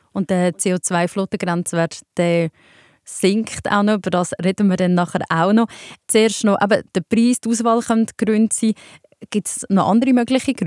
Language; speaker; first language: German; native; German